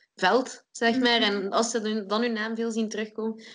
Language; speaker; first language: Dutch; native; Dutch